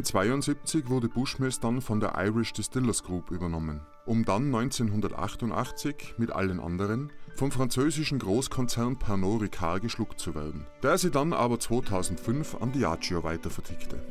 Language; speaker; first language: German; native; German